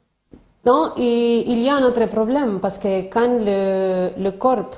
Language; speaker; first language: French; non-native, fluent; Spanish